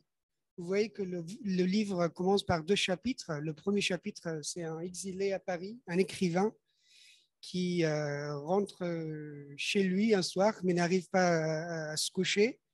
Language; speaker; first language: French; non-native, fluent; Persian